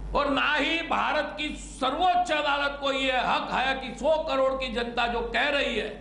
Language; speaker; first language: Hindi; non-native, local second language; Gujarati